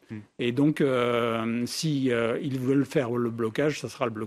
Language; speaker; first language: French; native; French